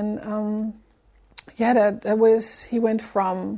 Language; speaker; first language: English; non-native, fluent; Dutch